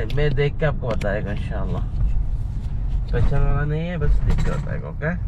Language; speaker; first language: Hindi; non-native, local second language; Malayalam